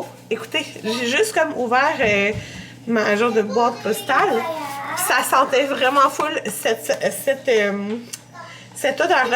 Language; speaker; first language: French; native; French